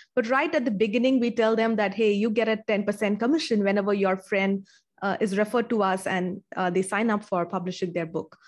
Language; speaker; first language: English; non-native, local second language; Tamil